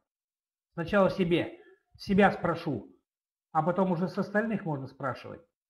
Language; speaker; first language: Russian; native; Russian